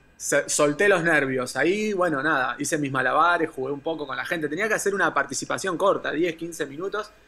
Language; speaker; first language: Spanish; native; Spanish